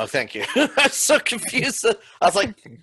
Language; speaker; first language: English; native; English